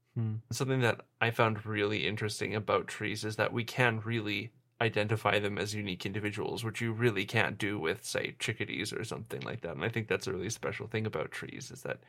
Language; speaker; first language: English; native; English